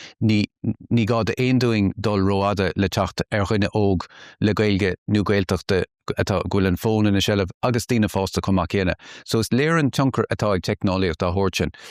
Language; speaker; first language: Irish; native; Irish